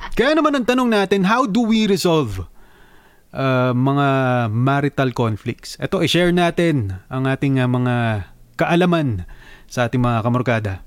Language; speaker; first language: Filipino; native; Filipino